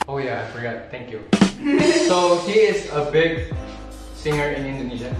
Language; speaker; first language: English; non-native, fluent; Indonesian